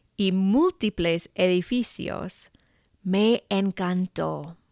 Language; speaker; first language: Spanish; non-native, fluent; English